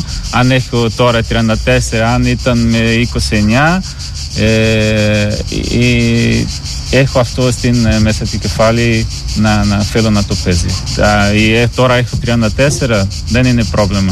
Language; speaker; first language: Greek; non-native, learner; Portuguese